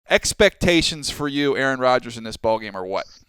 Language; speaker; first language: English; native; English